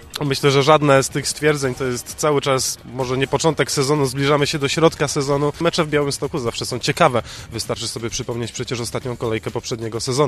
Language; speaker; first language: Polish; native; Polish